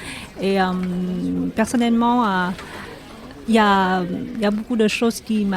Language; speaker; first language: French; non-native, fluent; Vietnamese